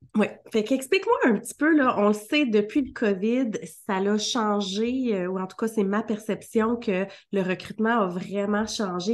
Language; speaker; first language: French; native; French